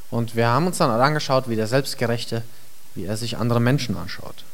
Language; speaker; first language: German; native; German